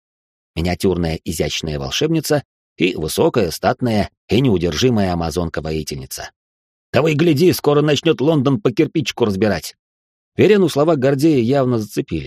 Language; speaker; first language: Russian; native; Russian